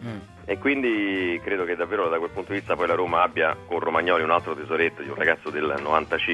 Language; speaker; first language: Italian; native; Italian